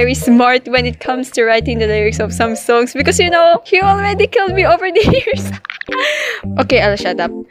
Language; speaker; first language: English; non-native, local second language; Filipino